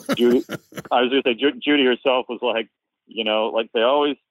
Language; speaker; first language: English; native; English